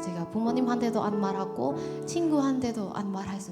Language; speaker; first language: Korean; non-native, learner; Indonesian